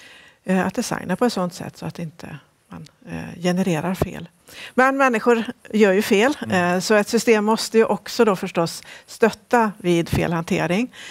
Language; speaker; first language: Swedish; native; Swedish